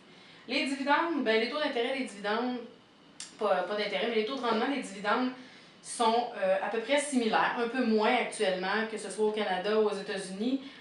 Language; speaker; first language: French; native; French